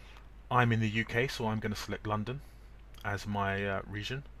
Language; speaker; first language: English; native; English